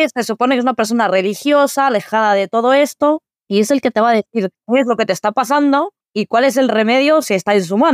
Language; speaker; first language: Spanish; early bilingual, other home language; Arabic